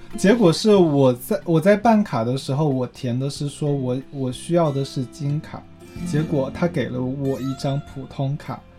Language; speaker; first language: Chinese; native; Chinese